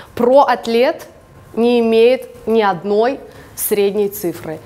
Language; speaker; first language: Russian; early bilingual, other home language; English